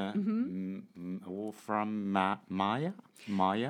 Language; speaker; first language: English; non-native, learner; Chinese